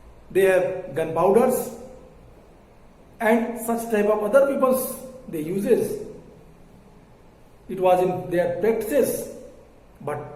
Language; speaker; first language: English; non-native, local second language; Hindi